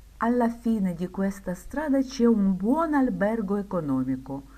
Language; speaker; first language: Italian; non-native, fluent; Ukrainian